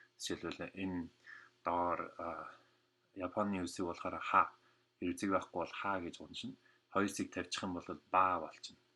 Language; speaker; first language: Mongolian; non-native, fluent; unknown